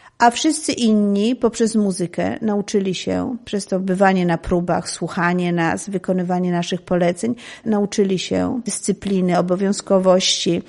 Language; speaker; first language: Polish; native; Polish